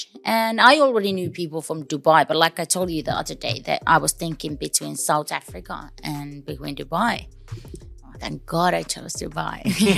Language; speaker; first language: English; non-native, fluent; Finnish